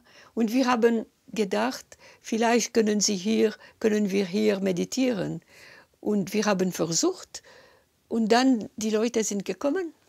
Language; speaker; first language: German; non-native, local second language; French